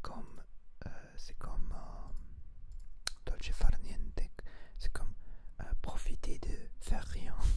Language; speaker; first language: French; non-native, learner; Spanish